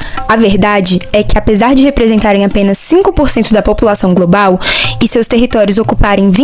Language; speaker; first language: Portuguese; native; Portuguese